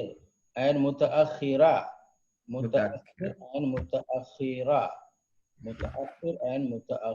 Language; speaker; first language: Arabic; non-native, fluent; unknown